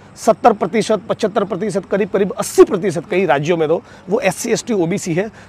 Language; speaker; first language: Hindi; non-native, local second language; Gujarati